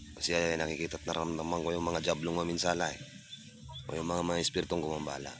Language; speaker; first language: Filipino; non-native, local second language; Cebuano